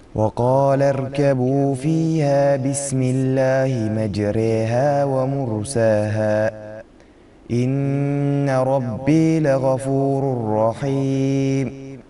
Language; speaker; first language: Arabic; non-native, learner; Uzbek